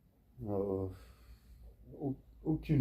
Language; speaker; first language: French; native; French